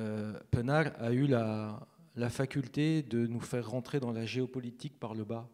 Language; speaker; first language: French; native; French